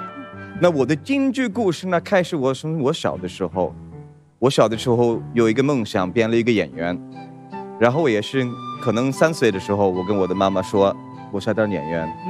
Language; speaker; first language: Chinese; non-native, fluent; Swedish